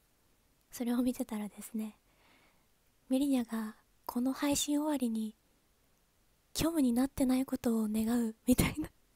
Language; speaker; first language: Japanese; native; Japanese